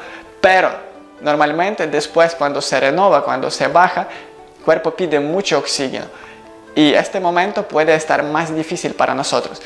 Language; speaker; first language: Spanish; non-native, learner; Ukrainian